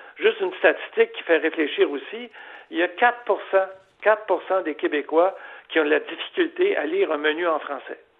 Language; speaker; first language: French; native; French